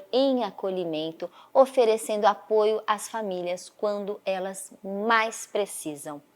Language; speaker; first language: Portuguese; native; Portuguese